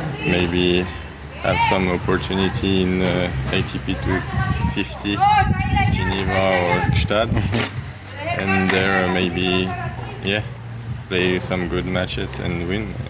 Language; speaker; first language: English; non-native, learner; French